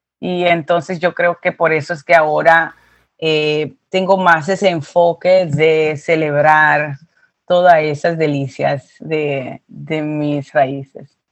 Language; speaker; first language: Spanish; early bilingual, heritage; Spanish